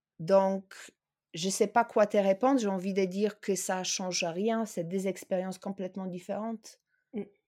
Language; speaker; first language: French; non-native, fluent; Polish